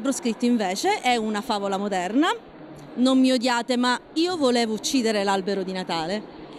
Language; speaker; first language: Italian; native; Italian